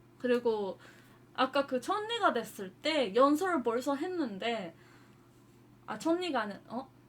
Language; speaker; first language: Korean; non-native, fluent; Japanese